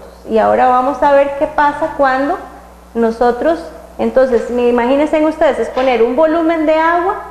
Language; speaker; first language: Spanish; native; Spanish